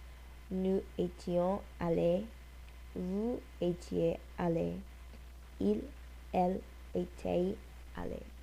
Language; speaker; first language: French; non-native, learner; English